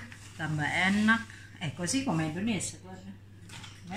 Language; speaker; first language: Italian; non-native, learner; Indonesian